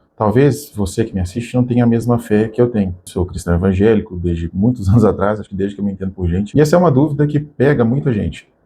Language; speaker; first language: Portuguese; native; Portuguese